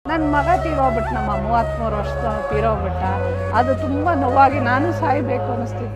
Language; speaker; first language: Kannada; native; Kannada